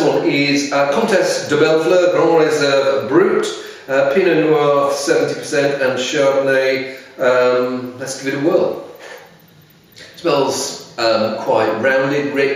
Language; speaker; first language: English; native; English